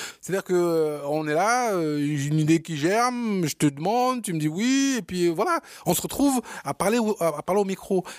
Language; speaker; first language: French; early bilingual, other home language; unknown